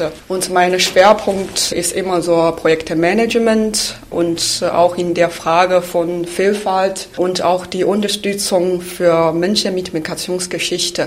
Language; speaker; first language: German; non-native, fluent; Chinese